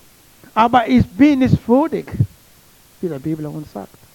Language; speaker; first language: German; non-native, learner; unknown